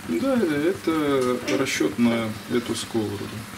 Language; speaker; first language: Russian; native; Russian